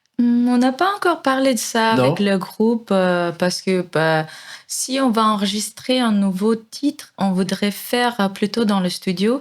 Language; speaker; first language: French; non-native, fluent; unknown